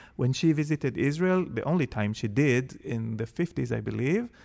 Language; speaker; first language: English; non-native, fluent; Hebrew